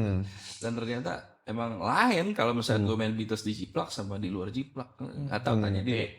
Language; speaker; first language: Indonesian; native; Indonesian